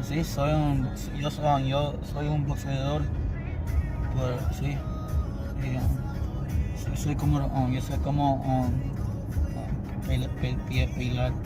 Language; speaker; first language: Spanish; early bilingual, heritage; English